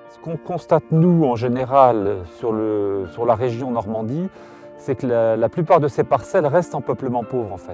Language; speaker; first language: French; native; French